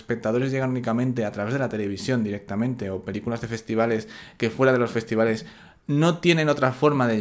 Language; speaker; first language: Spanish; native; Spanish